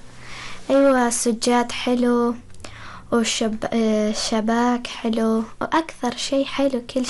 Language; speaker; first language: Arabic; non-native, learner; Persian